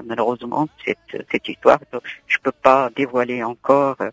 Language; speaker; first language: French; non-native, local second language; Arabic